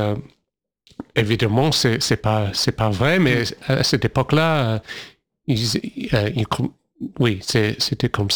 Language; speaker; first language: French; non-native, fluent; English